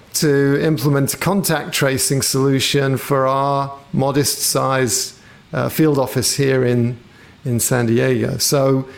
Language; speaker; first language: English; native; English